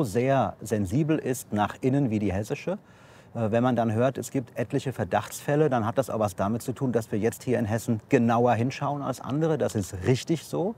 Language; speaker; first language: German; native; German